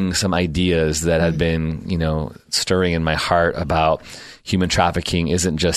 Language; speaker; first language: English; native; English